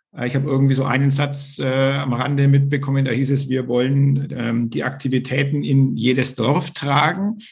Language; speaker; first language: German; native; German